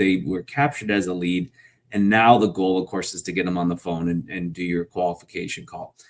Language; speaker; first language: English; native; English